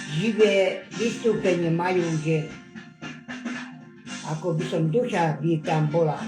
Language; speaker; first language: Slovak; non-native, local second language; Hungarian